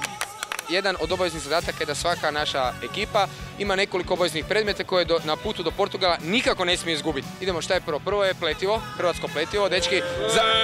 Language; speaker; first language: Serbian; native; Serbian